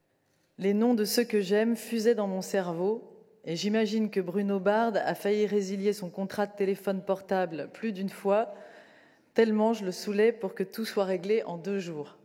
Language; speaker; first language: French; native; French